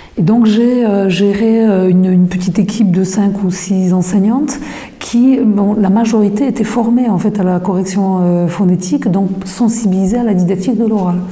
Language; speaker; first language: French; non-native, fluent; Polish